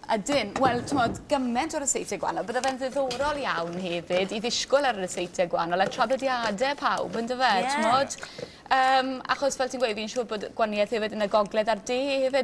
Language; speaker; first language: Welsh; native; Welsh